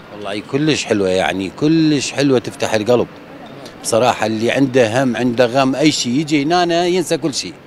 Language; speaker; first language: Arabic; native; Arabic